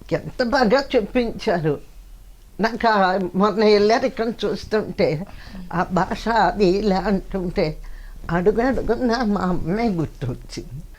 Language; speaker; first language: Telugu; non-native, local second language; Kannada